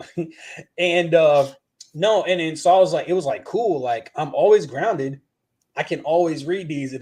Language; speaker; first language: English; native; English